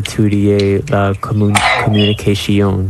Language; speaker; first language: French; non-native, learner; English